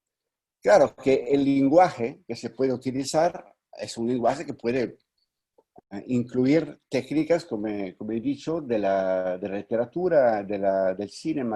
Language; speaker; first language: Spanish; non-native, fluent; Italian